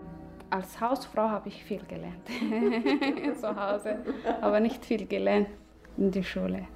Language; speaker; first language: German; non-native, learner; Somali